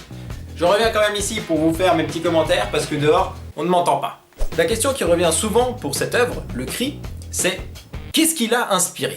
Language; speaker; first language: French; native; French